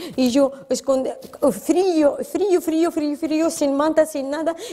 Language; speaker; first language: Spanish; non-native, fluent; Arabic